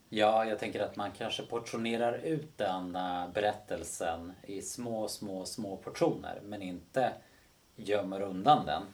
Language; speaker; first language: Swedish; early bilingual, other home language; Bosnian